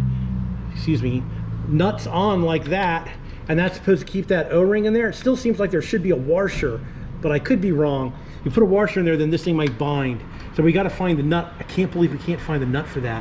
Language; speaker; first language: English; native; English